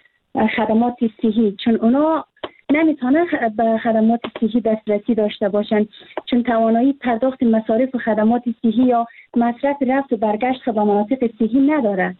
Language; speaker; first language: Persian; native; Persian